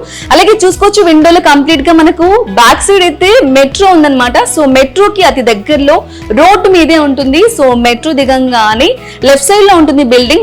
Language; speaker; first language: Telugu; native; Telugu